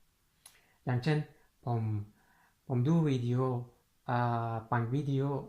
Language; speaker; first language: Thai; non-native, fluent; Persian